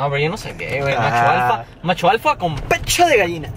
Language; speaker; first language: Spanish; non-native, fluent; English